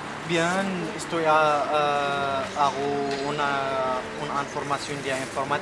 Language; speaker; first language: Spanish; non-native, learner; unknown